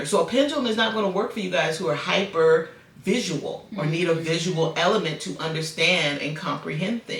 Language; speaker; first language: English; native; English